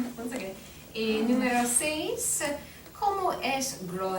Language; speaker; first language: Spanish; non-native, learner; English